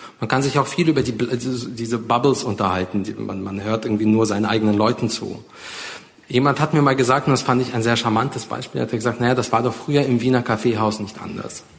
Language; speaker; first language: German; early bilingual, other home language; Russian